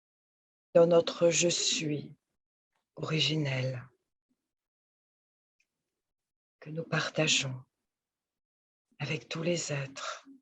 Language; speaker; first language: French; native; French